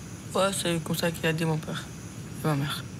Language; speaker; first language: French; early bilingual, other home language; Romanian